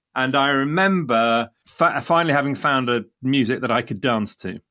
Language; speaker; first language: English; native; English